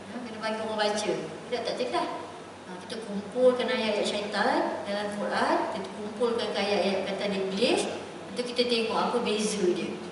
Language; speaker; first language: Malay; native; Malay